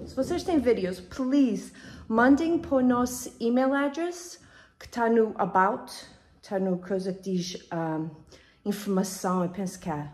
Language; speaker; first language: Portuguese; early bilingual, heritage; Portuguese